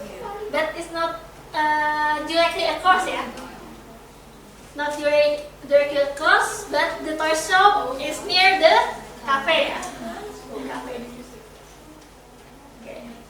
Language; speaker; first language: English; non-native, fluent; Indonesian